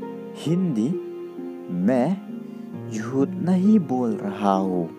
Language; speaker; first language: Hindi; non-native, local second language; Khasi